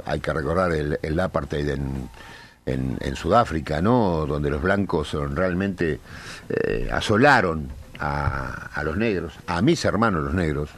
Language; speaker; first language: Spanish; native; Spanish